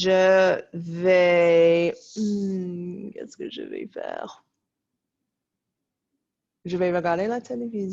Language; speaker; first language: French; non-native, fluent; English